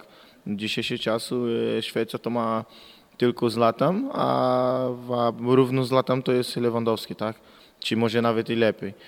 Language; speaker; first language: Polish; non-native, fluent; Portuguese